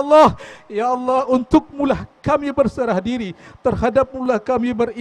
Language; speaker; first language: Indonesian; native; Indonesian